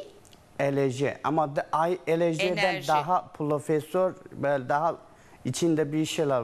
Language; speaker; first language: Turkish; non-native, learner; Chinese